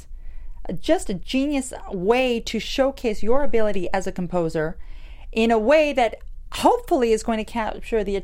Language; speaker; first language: English; native; English